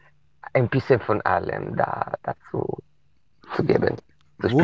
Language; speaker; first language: German; non-native, local second language; Italian